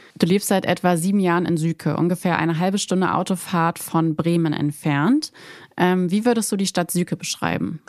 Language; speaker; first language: German; native; German